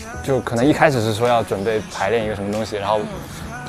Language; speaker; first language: Chinese; native; Chinese